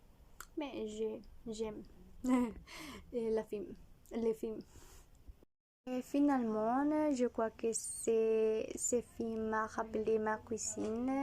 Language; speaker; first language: French; non-native, learner; Spanish